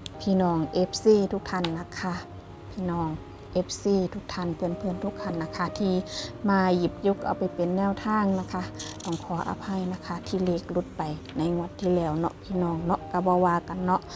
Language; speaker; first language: Thai; non-native, local second language; Northeastern Thai